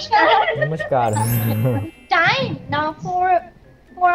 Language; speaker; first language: English; non-native, learner; Bangla